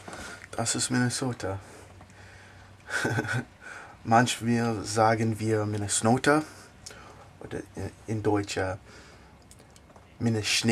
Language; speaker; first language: German; non-native, learner; English